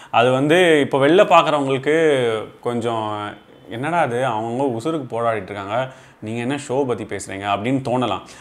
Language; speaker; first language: Tamil; native; Tamil